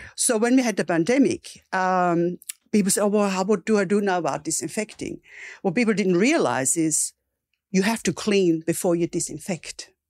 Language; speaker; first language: English; non-native, fluent; German